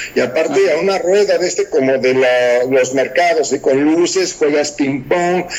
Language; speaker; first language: Spanish; non-native, fluent; Romanian